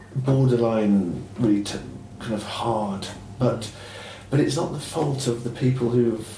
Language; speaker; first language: English; native; English